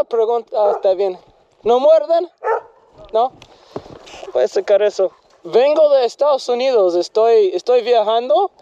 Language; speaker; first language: Spanish; non-native, fluent; English